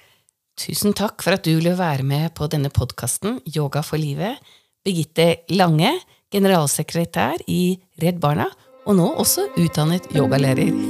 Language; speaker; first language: Norwegian; native; Norwegian